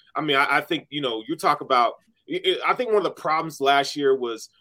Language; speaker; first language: English; native; English